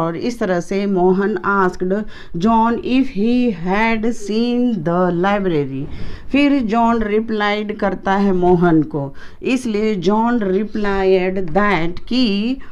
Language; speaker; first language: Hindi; native; Hindi